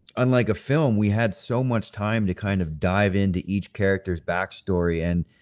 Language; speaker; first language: English; native; English